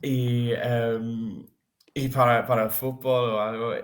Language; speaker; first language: Spanish; non-native, fluent; Serbian